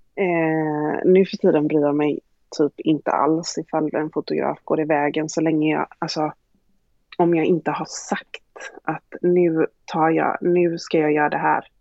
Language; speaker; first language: Swedish; native; Swedish